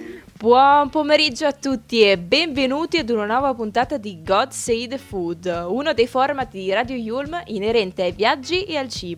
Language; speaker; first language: Italian; native; Italian